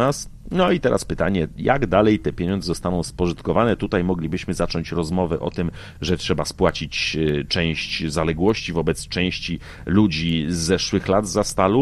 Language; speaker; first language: Polish; native; Polish